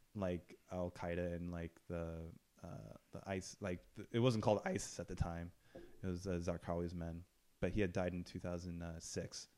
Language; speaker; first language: English; native; English